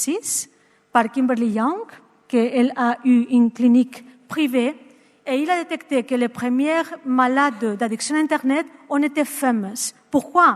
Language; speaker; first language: French; non-native, learner; Spanish